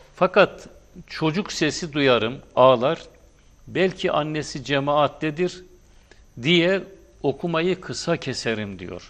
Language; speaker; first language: Turkish; native; Turkish